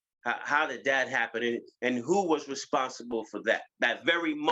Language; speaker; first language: English; native; English